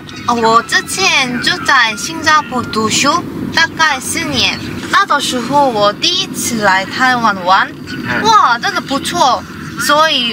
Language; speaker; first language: Chinese; non-native, fluent; Korean